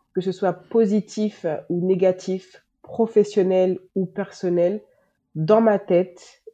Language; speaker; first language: French; native; French